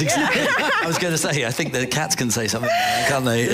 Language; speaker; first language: English; native; English